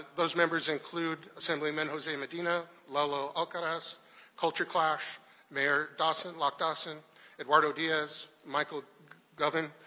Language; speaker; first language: English; native; English